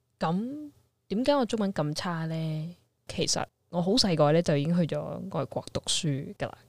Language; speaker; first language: Cantonese; early bilingual, heritage; Cantonese